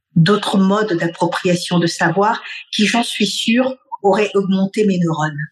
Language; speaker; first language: French; non-native, local second language; Bambara